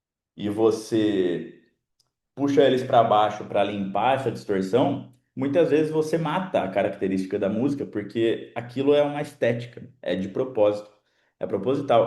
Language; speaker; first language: Portuguese; native; Portuguese